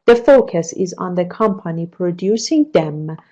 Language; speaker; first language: English; non-native, fluent; Persian